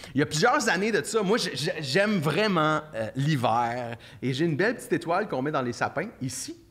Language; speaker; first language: French; native; French